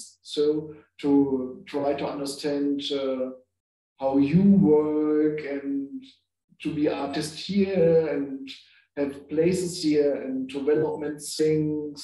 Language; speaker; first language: English; non-native, learner; German